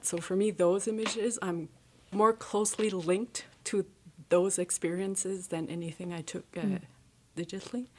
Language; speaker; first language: English; native; English